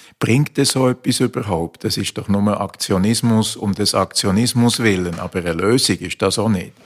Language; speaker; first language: German; native; German